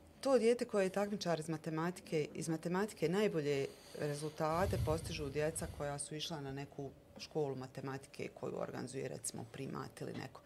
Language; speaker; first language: Bosnian; native; Bosnian